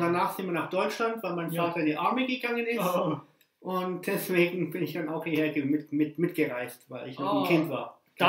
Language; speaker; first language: German; early bilingual, other home language; English